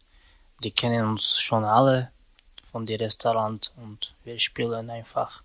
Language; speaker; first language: German; non-native, learner; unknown